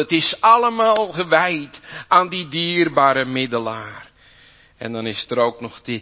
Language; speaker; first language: Dutch; native; Dutch